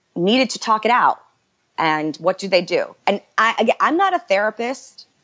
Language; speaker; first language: English; native; English